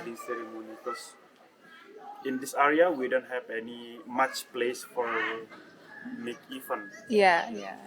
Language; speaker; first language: English; non-native, learner; Indonesian